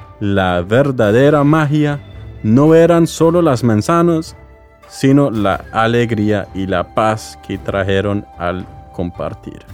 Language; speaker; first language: Spanish; non-native, fluent; English